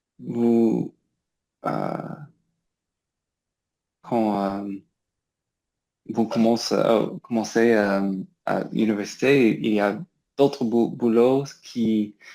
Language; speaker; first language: French; non-native, learner; English